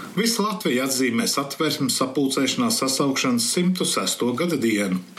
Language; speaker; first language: Latvian; early bilingual, heritage; Latvian